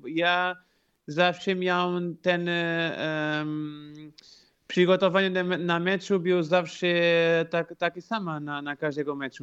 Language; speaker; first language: Polish; non-native, fluent; Portuguese